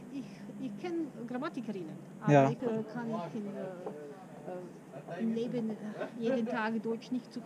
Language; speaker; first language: German; non-native, learner; Serbian